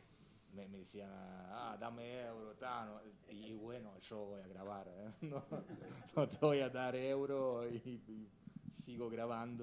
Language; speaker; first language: Spanish; non-native, fluent; Italian